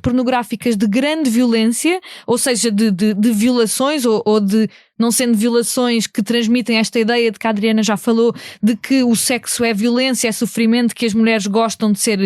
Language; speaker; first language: Portuguese; native; Portuguese